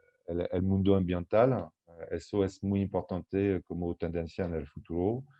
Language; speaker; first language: Spanish; non-native, fluent; French